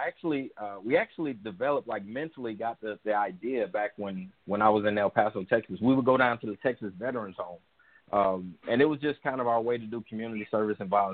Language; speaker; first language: English; native; English